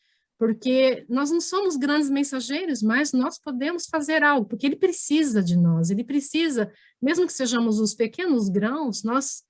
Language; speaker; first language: Portuguese; native; Portuguese